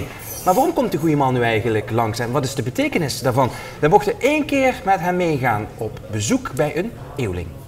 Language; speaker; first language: Dutch; native; Dutch